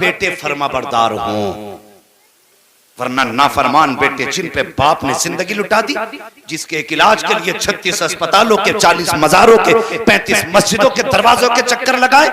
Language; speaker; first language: Hindi; native; Hindi